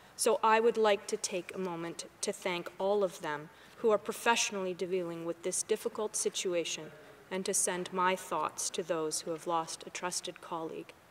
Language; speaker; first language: English; native; English